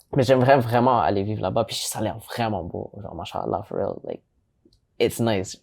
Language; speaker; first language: French; early bilingual, other home language; English